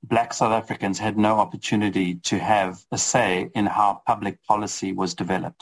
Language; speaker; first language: English; native; English